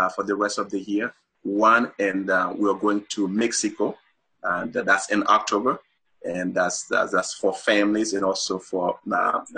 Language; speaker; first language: English; non-native, fluent; Haitian Creole